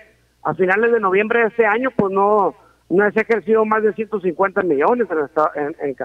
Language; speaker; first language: Spanish; native; Spanish